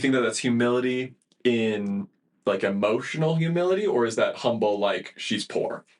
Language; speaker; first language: English; native; English